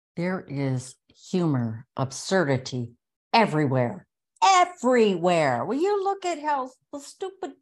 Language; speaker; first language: English; native; English